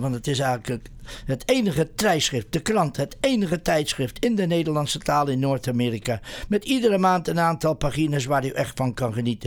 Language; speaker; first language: Dutch; native; Dutch